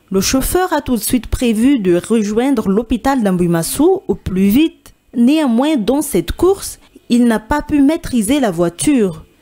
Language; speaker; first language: French; non-native, local second language; Malagasy